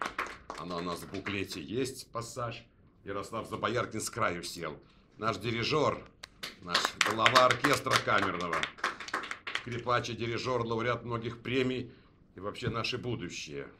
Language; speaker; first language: Russian; native; Russian